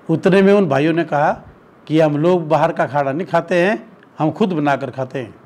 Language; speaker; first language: Hindi; native; Hindi